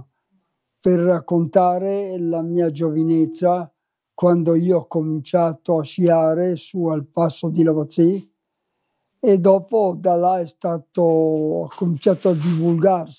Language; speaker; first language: Italian; native; Italian